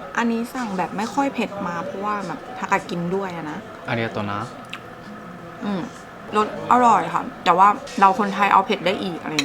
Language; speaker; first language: Thai; native; Thai